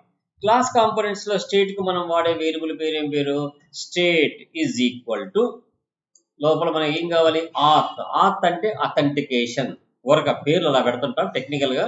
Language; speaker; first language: Telugu; native; Telugu